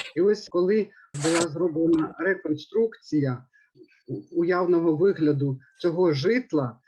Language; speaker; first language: Ukrainian; native; Ukrainian